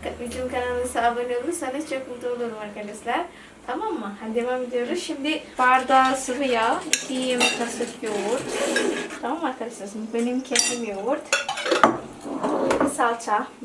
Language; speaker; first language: Turkish; non-native, learner; Indonesian